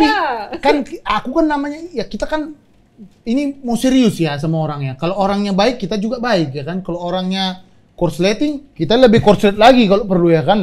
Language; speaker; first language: Indonesian; native; Indonesian